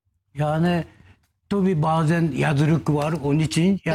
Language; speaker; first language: Turkish; non-native, learner; Japanese